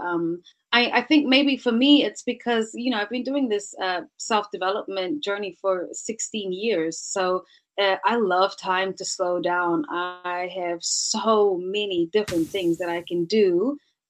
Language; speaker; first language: English; native; English